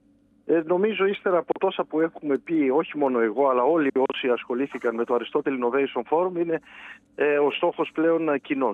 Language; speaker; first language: Greek; native; Greek